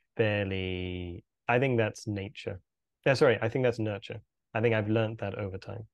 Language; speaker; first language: English; native; English